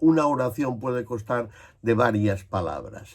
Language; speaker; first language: Spanish; native; Spanish